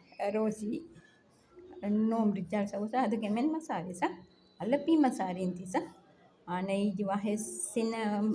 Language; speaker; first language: Arabic; non-native, learner; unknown